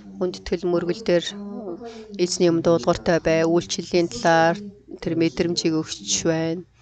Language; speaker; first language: Mongolian; non-native, fluent; Korean